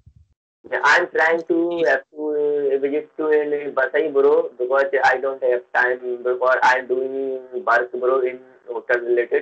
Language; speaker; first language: English; non-native, learner; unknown